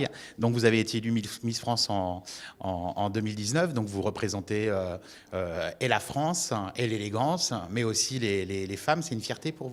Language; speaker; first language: French; native; French